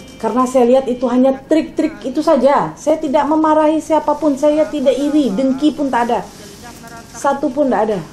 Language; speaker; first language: Indonesian; non-native, local second language; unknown